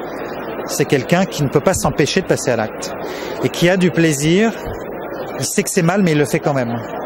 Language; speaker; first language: French; native; French